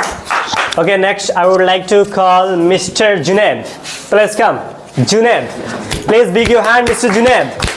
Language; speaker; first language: English; non-native, local second language; Hindi